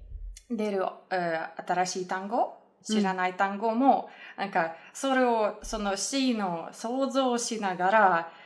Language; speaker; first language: Japanese; non-native, fluent; Russian